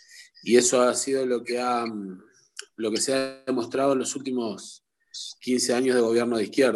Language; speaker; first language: Spanish; native; Spanish